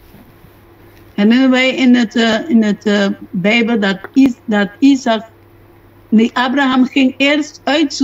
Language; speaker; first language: Dutch; non-native, local second language; Papiamento